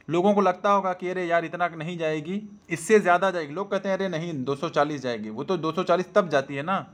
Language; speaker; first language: Hindi; native; Hindi